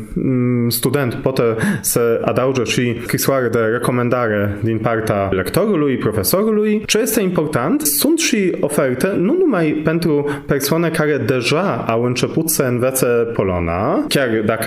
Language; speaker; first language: Romanian; non-native, fluent; Polish